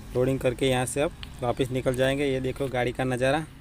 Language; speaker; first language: Hindi; non-native, local second language; Gujarati